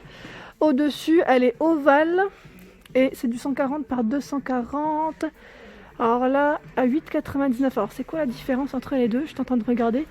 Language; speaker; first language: French; native; French